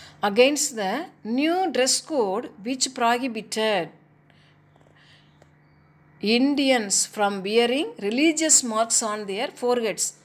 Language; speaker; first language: English; non-native, local second language; Tamil